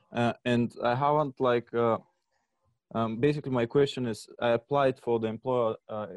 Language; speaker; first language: English; non-native, fluent; Bulgarian